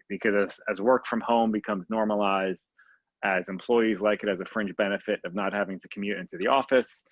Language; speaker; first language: English; native; English